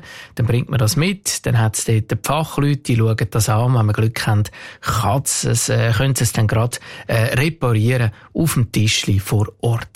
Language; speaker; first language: German; native; German